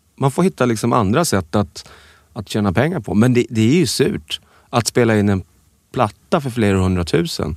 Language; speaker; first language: Swedish; native; Swedish